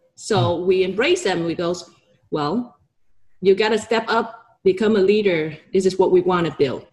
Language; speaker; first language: English; non-native, fluent; Vietnamese